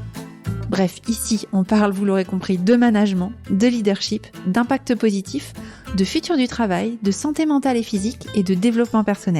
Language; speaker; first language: French; native; French